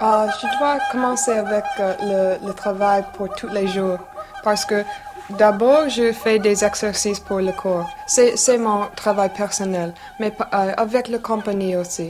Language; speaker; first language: French; non-native, learner; English